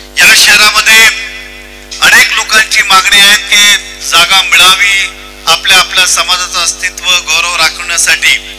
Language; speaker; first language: Marathi; non-native, local second language; Gujarati